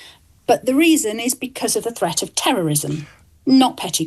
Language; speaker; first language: English; native; English